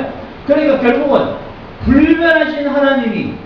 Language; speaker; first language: Korean; native; Korean